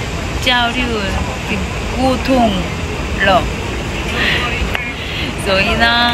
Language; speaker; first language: Chinese; non-native, learner; Korean